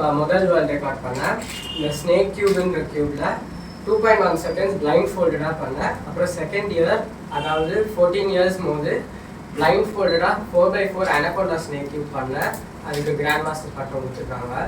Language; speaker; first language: Tamil; native; Tamil